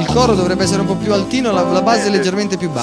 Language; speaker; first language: Italian; native; Italian